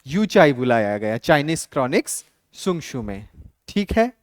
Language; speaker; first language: Hindi; non-native, local second language; Assamese